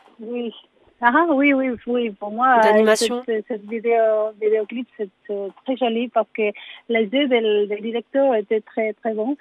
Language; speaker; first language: French; non-native, learner; Spanish